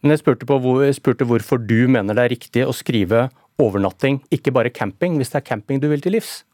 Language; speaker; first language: Norwegian; native; Norwegian